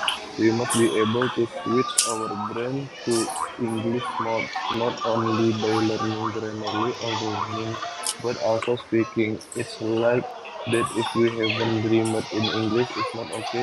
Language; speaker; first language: English; non-native, learner; Indonesian